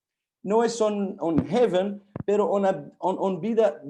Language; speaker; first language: Spanish; non-native, fluent; Arabic